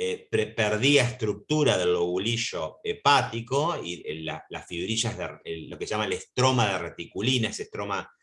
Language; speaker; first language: Spanish; native; Spanish